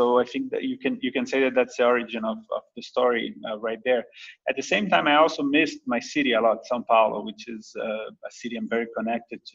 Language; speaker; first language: English; non-native, fluent; Portuguese